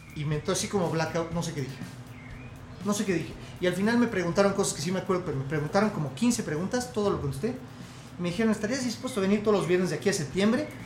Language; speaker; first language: Spanish; early bilingual, other home language; English